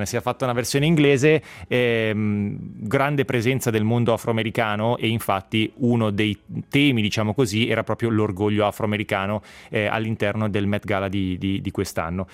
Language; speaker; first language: Italian; native; Italian